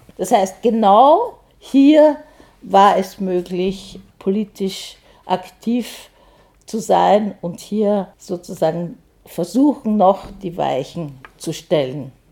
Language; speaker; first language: German; native; German